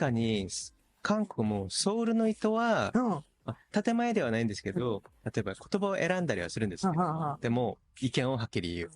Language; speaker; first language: Japanese; non-native, fluent; Korean